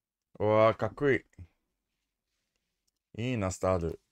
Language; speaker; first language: Japanese; non-native, learner; English